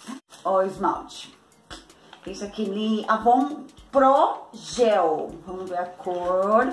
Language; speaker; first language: Portuguese; native; Portuguese